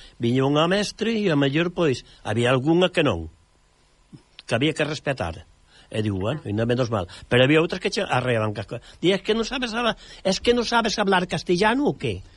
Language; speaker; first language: Galician; native; Galician